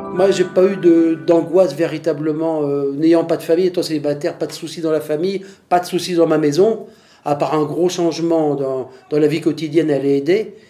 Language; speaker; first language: French; non-native, fluent; Vietnamese